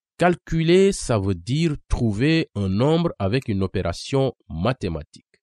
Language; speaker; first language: French; non-native, local second language; Wolof